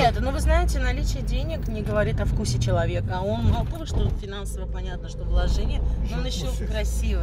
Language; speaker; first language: Russian; native; Russian